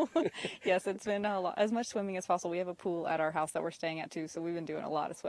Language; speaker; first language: English; native; English